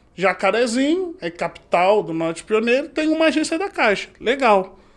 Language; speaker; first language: Portuguese; native; Portuguese